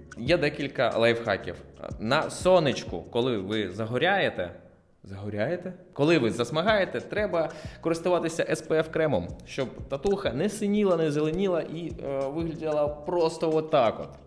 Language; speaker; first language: Ukrainian; non-native, local second language; Russian